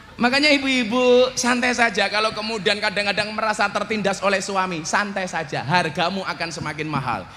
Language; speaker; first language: Indonesian; non-native, local second language; Javanese